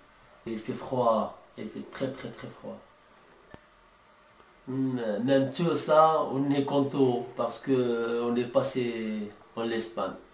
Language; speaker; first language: French; non-native, learner; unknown